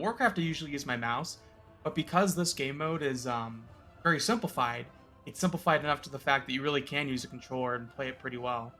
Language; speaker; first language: English; native; English